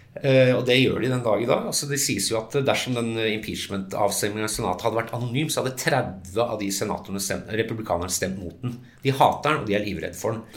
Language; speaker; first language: Norwegian; early bilingual, other home language; English